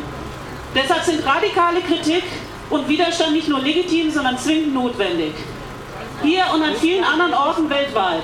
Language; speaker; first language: German; native; German